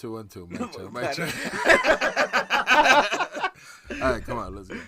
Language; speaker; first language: English; native; English